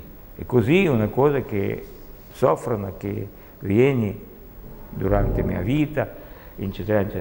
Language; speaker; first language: Italian; non-native, learner; Russian